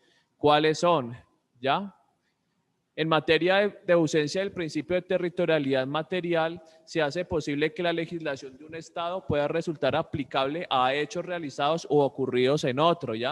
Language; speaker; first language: Spanish; native; Spanish